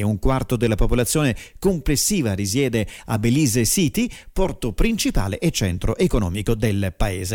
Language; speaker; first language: Italian; native; Italian